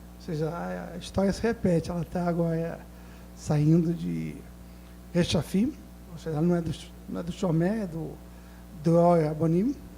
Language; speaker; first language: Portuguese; native; Portuguese